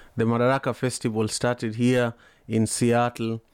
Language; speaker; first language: English; non-native, local second language; Luo (Kenya and Tanzania)